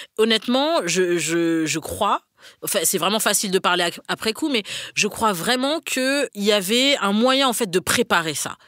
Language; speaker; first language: French; native; French